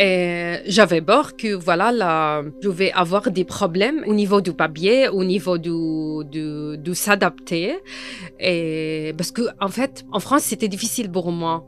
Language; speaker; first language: French; non-native, fluent; Arabic